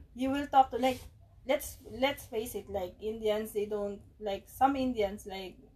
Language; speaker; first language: English; non-native, local second language; Filipino